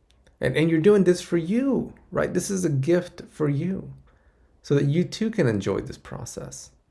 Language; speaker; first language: English; native; English